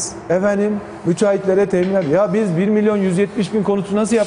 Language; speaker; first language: Turkish; native; Turkish